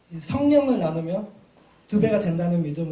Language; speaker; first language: Korean; native; Korean